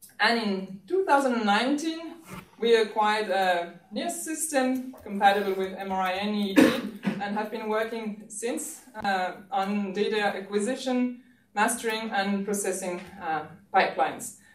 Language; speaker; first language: English; non-native, fluent; French